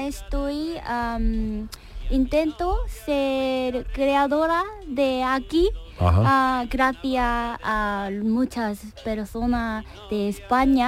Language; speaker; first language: Spanish; non-native, learner; Korean